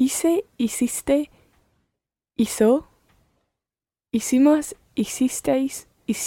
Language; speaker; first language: Spanish; non-native, learner; English